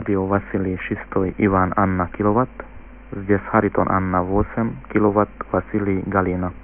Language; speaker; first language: Russian; non-native, learner; Hungarian